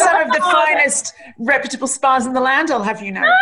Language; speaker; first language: English; native; English